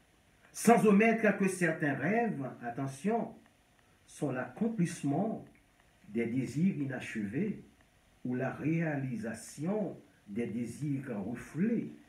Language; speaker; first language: French; non-native, local second language; Haitian Creole